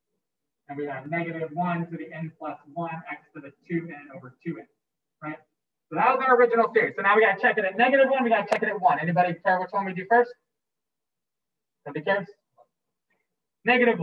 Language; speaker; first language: English; native; English